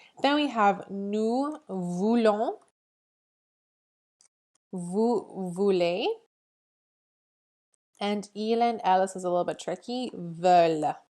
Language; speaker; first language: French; non-native, fluent; English